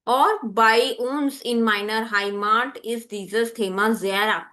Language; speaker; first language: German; non-native, fluent; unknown